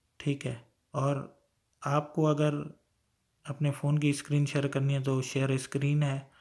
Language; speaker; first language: Urdu; non-native, local second language; Sindhi